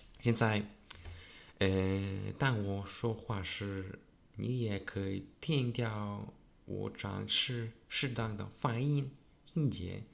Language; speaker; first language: Chinese; non-native, learner; Polish